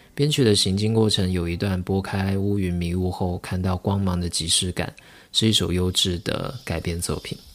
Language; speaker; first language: Chinese; non-native, local second language; Min Nan Chinese